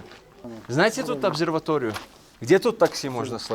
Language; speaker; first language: Russian; early bilingual, heritage; Russian